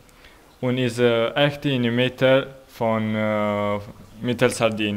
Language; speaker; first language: German; non-native, learner; Italian